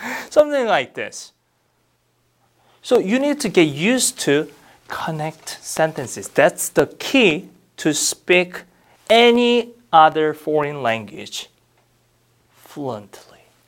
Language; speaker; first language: English; non-native, fluent; Korean